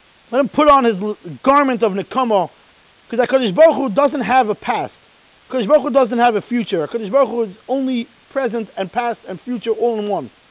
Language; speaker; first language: English; native; English